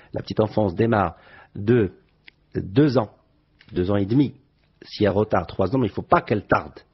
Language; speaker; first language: French; non-native, local second language; Arabic